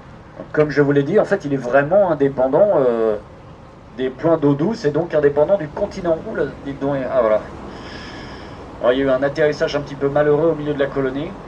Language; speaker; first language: French; native; French